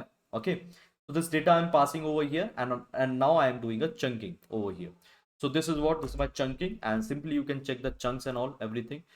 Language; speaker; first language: English; non-native, local second language; Hindi